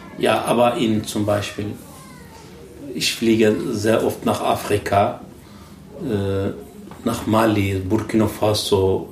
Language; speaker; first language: German; non-native, learner; Turkish